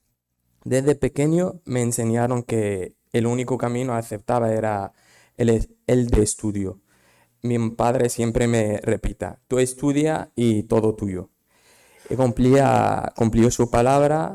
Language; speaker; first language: Spanish; non-native, fluent; Arabic